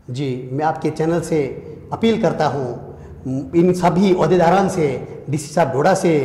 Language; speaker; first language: Hindi; native; Hindi